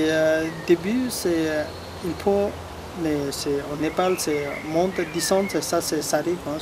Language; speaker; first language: French; non-native, learner; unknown